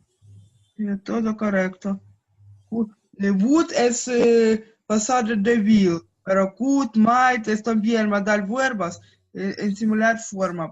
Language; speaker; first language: Spanish; non-native, learner; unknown